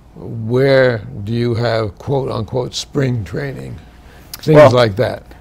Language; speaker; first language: English; native; English